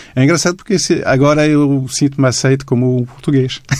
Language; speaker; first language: Portuguese; non-native, fluent; English